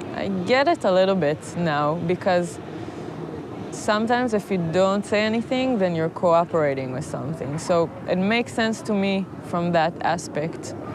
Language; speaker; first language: English; non-native, fluent; Hebrew